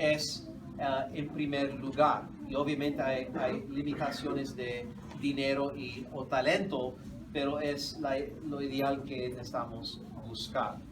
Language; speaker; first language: Spanish; non-native, fluent; English